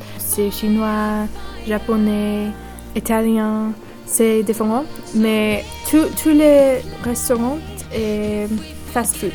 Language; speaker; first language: French; non-native, learner; English